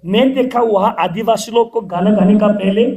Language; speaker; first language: Hindi; non-native, local second language; Thado Chin